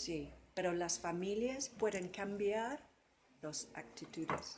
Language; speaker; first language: Spanish; non-native, fluent; English